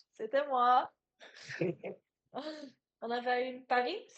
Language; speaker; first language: French; non-native, learner; Dutch